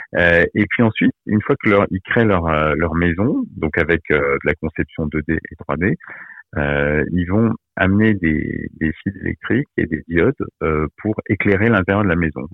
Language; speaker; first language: French; native; French